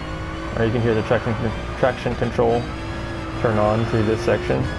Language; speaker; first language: English; native; English